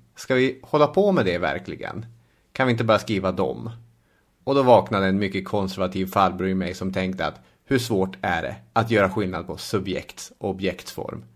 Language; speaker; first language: Swedish; native; Swedish